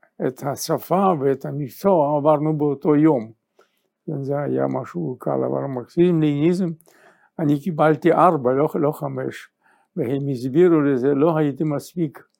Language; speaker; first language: Hebrew; non-native, fluent; Yiddish